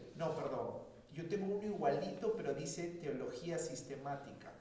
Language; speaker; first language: Spanish; native; Spanish